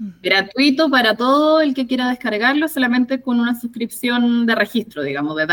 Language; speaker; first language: Spanish; native; Spanish